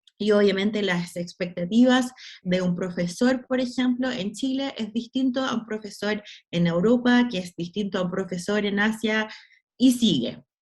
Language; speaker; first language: Spanish; non-native, fluent; English